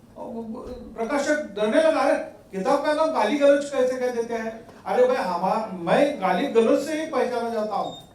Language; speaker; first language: Hindi; non-native, local second language; Marathi